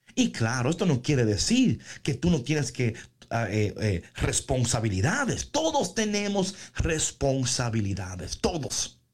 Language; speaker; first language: Spanish; native; Spanish